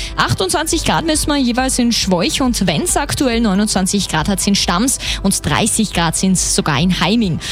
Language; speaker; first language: German; native; German